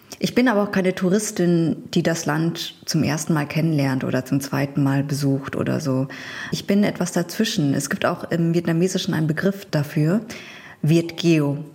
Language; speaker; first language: German; early bilingual, other home language; Vietnamese